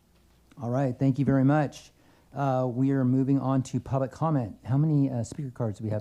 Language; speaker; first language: English; native; English